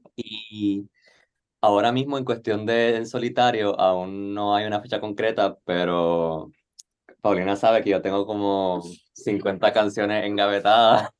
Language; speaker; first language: Spanish; native; Spanish